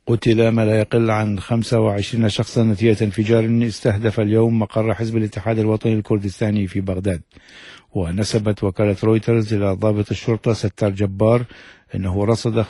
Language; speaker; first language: Arabic; native; Arabic